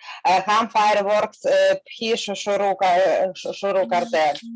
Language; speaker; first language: Hindi; non-native, learner; Russian